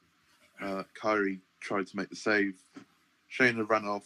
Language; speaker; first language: English; native; English